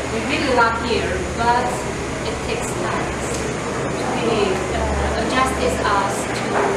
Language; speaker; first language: English; non-native, learner; Chinese